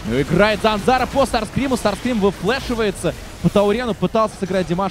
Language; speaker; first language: Russian; native; Russian